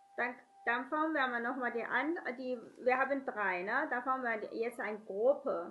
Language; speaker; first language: German; non-native, learner; Chinese